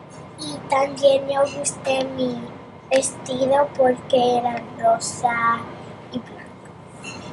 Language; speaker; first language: Spanish; early bilingual, heritage; Spanish